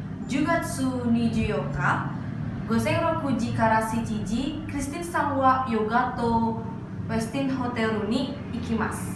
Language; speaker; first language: Japanese; non-native, learner; Indonesian